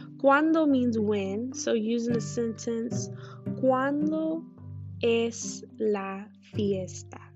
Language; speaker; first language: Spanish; non-native, fluent; English